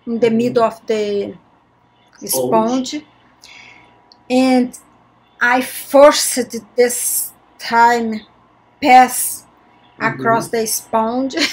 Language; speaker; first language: English; non-native, learner; Portuguese